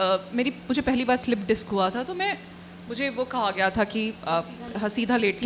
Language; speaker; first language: Hindi; native; Hindi